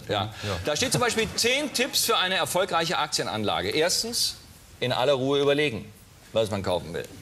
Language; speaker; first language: German; native; German